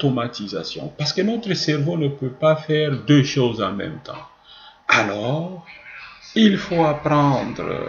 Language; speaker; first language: French; non-native, local second language; Swahili